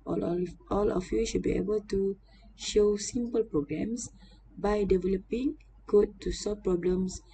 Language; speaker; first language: English; non-native, local second language; Malay